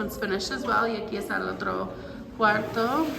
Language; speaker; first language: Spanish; non-native, learner; English